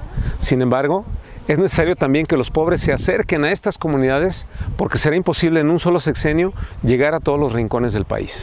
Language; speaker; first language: Spanish; native; Spanish